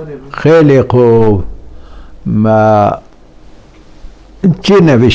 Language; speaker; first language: Persian; non-native, fluent; Urdu